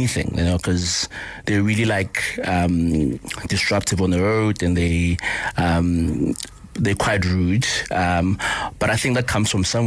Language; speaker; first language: English; non-native, local second language; Northern Sotho